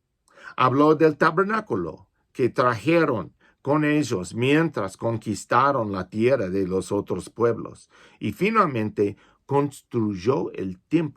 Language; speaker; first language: Spanish; non-native, fluent; English